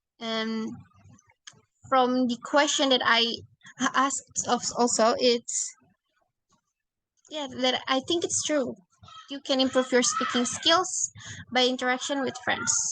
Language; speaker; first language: English; non-native, learner; Indonesian